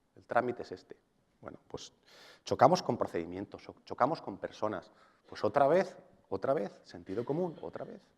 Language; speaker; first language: Spanish; non-native, local second language; Catalan